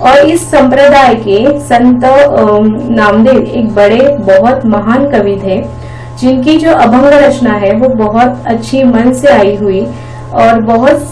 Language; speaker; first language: Hindi; non-native, local second language; Marathi